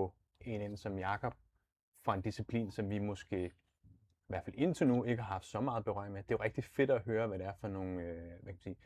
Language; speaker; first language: Danish; native; Danish